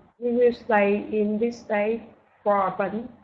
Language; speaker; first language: English; non-native, learner; Vietnamese